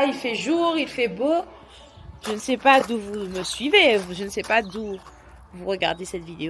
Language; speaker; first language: French; native; French